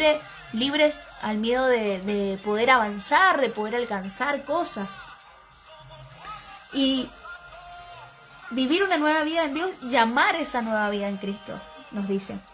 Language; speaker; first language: Spanish; native; Spanish